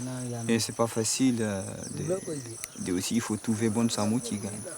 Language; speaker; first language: French; non-native, local second language; Fula